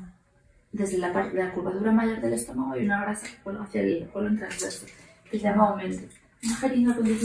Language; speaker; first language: Spanish; native; Spanish